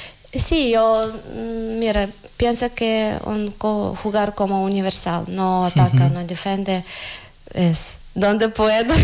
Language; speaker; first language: Spanish; non-native, learner; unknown